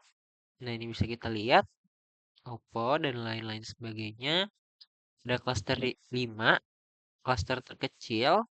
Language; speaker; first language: Indonesian; native; Indonesian